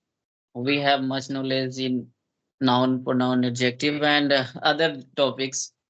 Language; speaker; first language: English; non-native, local second language; Hindi